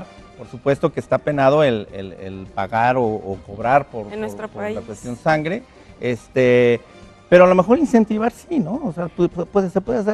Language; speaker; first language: Spanish; native; Spanish